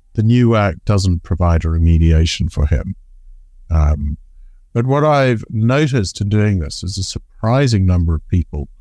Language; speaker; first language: English; native; English